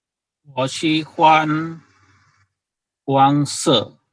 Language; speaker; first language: Chinese; non-native, learner; Indonesian